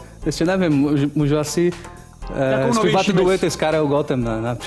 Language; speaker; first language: Czech; non-native, learner; Portuguese